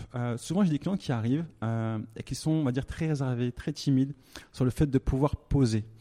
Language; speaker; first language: French; native; French